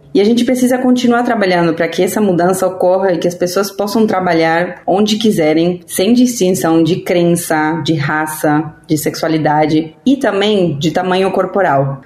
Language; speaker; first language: Portuguese; non-native, fluent; Spanish